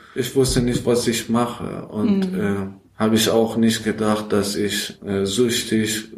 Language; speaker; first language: German; non-native, fluent; Persian